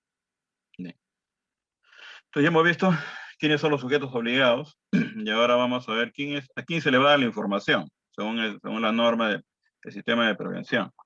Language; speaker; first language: Spanish; native; Spanish